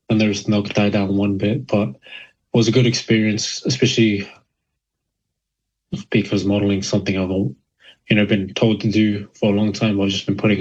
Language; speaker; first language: English; native; English